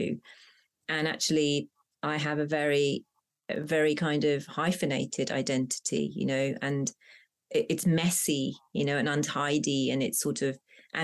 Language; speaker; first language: English; non-native, local second language; Punjabi